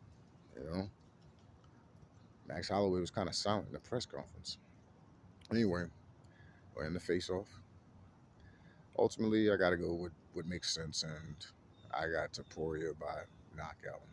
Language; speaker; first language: English; native; English